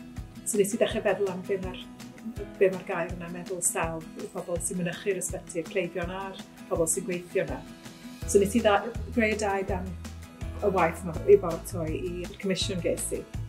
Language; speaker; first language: Welsh; native; Welsh